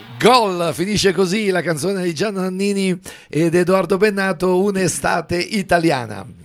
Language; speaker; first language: Italian; native; Italian